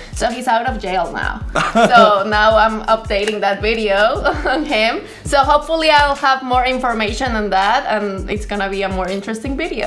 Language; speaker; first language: English; non-native, fluent; Spanish